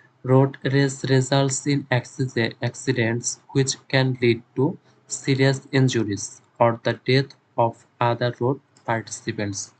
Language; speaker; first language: English; non-native, local second language; Bangla